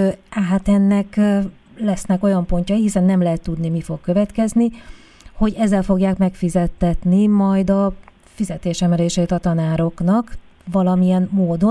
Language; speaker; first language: Hungarian; native; Hungarian